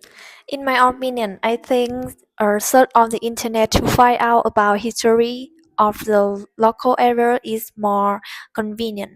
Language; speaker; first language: English; non-native, learner; Vietnamese